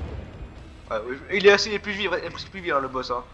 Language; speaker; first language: French; native; French